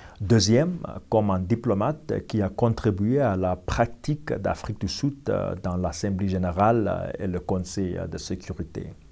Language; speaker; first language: French; non-native, learner; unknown